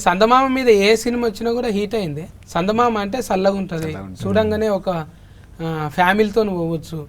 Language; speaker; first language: Telugu; native; Telugu